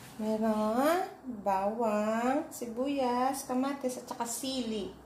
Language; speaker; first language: Filipino; native; Filipino